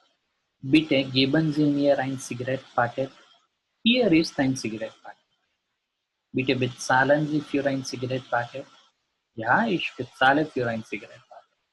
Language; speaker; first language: German; non-native, learner; Gujarati